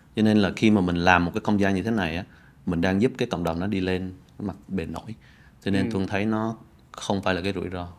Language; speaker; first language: Vietnamese; early bilingual, heritage; Vietnamese